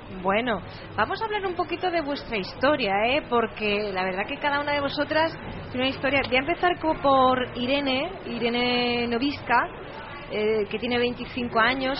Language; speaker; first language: Spanish; native; Spanish